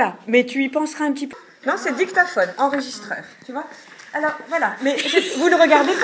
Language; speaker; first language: French; native; French